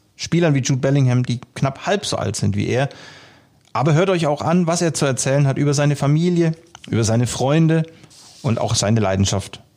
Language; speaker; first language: German; native; German